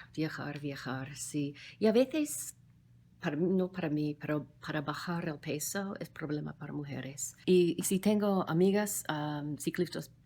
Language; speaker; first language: Spanish; non-native, fluent; English